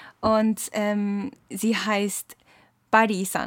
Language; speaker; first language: German; non-native, learner; Japanese